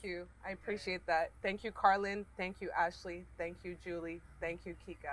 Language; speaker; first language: English; native; English